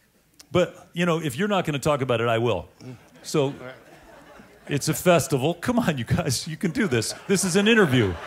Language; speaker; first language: English; native; English